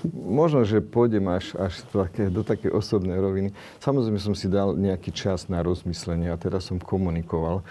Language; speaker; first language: Slovak; non-native, local second language; Romany